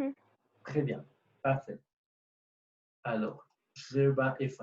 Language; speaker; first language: French; non-native, fluent; Spanish